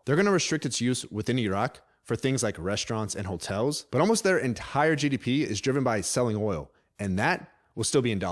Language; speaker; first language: English; native; English